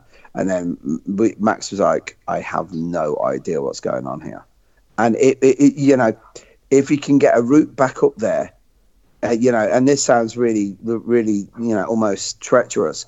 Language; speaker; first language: English; native; English